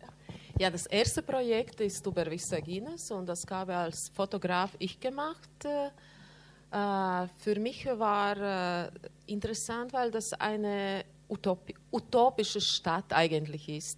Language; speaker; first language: German; non-native, learner; Latvian